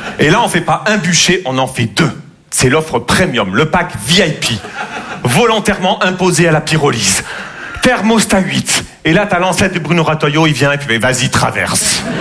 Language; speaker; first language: French; native; French